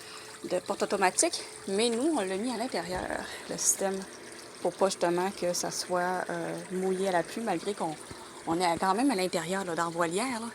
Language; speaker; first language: French; native; French